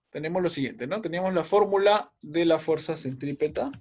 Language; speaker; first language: Spanish; native; Spanish